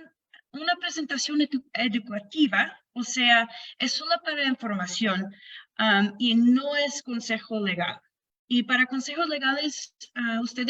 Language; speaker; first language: Spanish; non-native, fluent; English